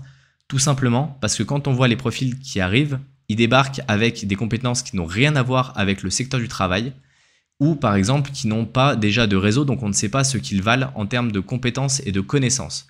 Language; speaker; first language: French; native; French